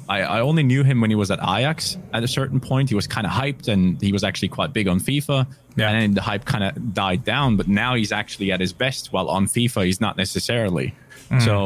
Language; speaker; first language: English; non-native, fluent; German